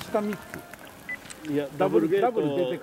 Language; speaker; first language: Japanese; native; Japanese